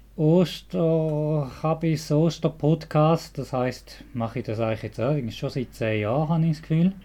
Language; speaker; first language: German; native; German